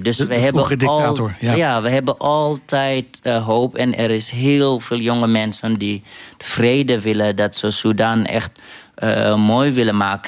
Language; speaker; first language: Dutch; non-native, fluent; Arabic